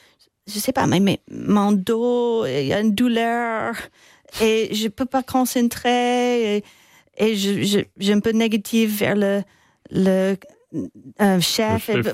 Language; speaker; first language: French; non-native, learner; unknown